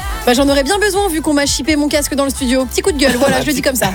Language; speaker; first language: French; native; French